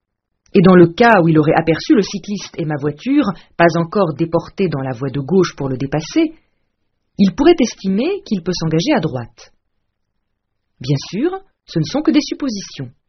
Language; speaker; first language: French; native; French